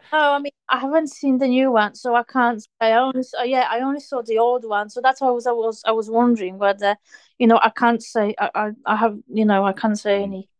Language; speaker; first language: English; non-native, fluent; Polish